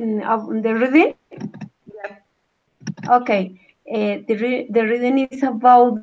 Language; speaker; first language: English; non-native, learner; Spanish